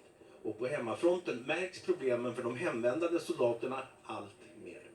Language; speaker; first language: Swedish; native; Swedish